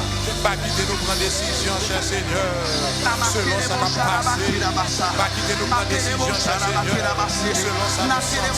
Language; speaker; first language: French; non-native, local second language; Haitian Creole